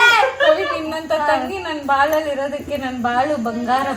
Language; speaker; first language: Kannada; native; Kannada